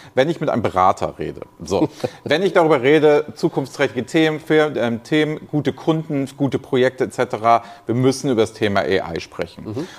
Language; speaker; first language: German; native; German